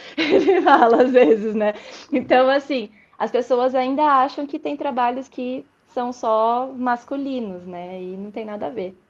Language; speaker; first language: Portuguese; native; Portuguese